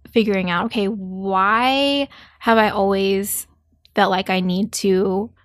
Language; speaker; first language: English; early bilingual, other home language; Korean